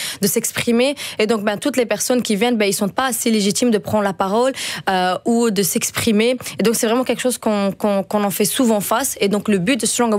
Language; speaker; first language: French; non-native, fluent; Dutch